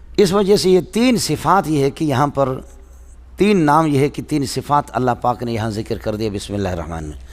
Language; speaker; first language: Urdu; non-native, local second language; Baluchi